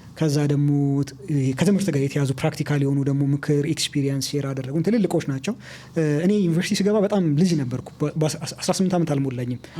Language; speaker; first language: Amharic; native; Amharic